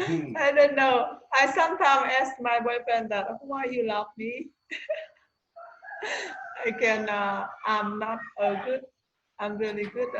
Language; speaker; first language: English; non-native, learner; Vietnamese